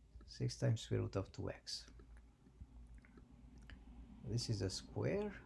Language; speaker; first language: English; non-native, fluent; Albanian